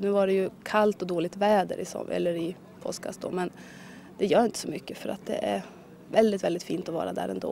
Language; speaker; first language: Swedish; native; Swedish